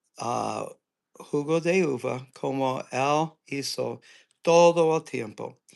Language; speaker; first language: Spanish; non-native, learner; English